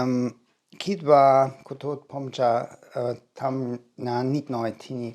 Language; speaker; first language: Thai; non-native, learner; German